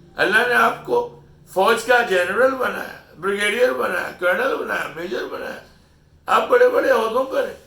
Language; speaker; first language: Urdu; native; Urdu